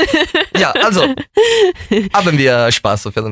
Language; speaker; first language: German; non-native, fluent; Italian